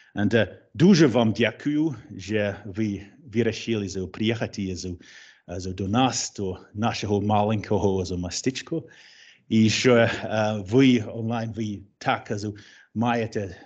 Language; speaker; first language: Ukrainian; non-native, learner; English